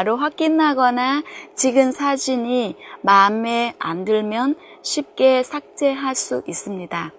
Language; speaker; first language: Korean; non-native, fluent; Vietnamese